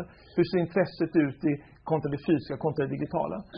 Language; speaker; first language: Swedish; native; Swedish